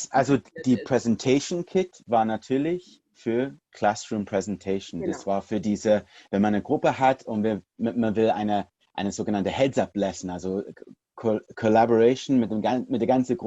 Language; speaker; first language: German; non-native, fluent; English